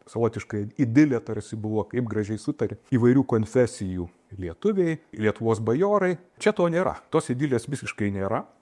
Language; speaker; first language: Lithuanian; native; Lithuanian